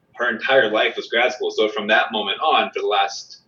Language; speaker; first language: English; native; English